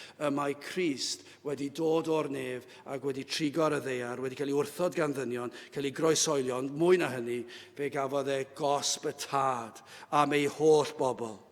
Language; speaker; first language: Welsh; native; Welsh